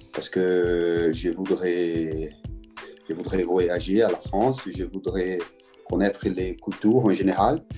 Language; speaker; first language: French; non-native, learner; Portuguese